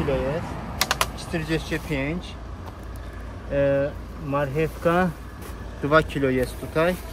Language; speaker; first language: Polish; non-native, learner; Turkish